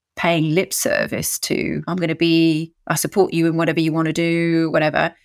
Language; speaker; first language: English; native; English